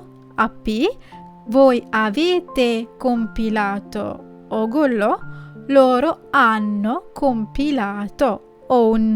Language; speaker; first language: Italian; non-native, fluent; Sinhala